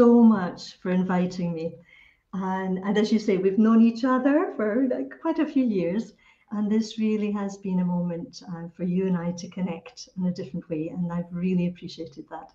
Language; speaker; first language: English; native; English